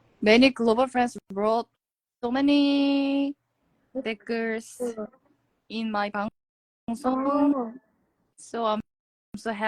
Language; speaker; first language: English; non-native, learner; Korean